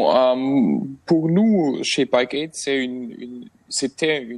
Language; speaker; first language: French; non-native, fluent; German